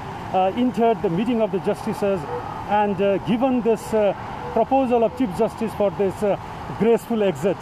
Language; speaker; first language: English; non-native, local second language; Nepali